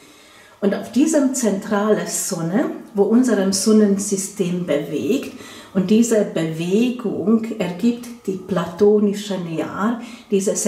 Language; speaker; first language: German; non-native, fluent; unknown